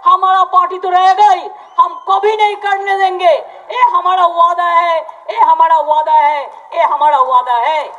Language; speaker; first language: Hindi; non-native, local second language; Bangla